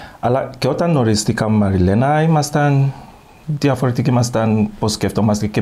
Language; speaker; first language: Greek; non-native, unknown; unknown